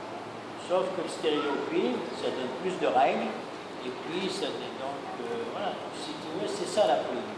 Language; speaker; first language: French; native; French